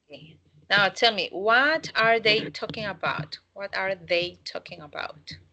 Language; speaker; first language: English; non-native, fluent; Spanish